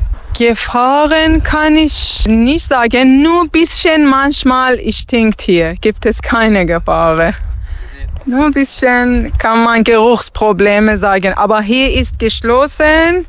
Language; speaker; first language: German; non-native, learner; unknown